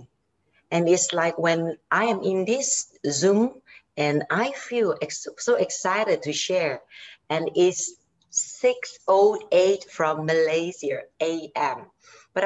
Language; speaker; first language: English; non-native, local second language; Chinese